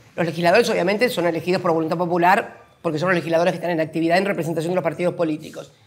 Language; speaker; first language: Spanish; native; Spanish